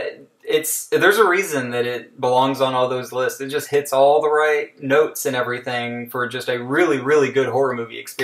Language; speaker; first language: English; native; English